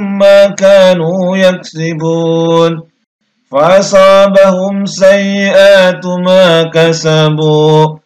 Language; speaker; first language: Arabic; non-native, learner; Indonesian